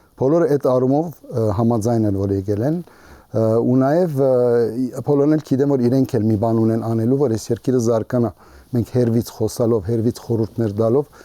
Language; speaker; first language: Armenian; early bilingual, heritage; Armenian